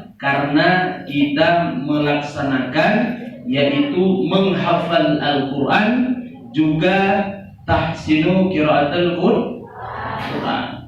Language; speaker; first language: Indonesian; non-native, local second language; Achinese